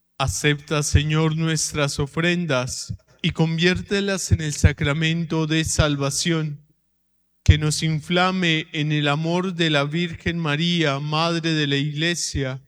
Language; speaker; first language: Spanish; native; Spanish